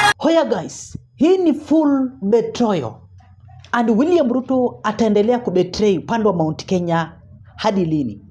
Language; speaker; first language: Swahili; non-native, local second language; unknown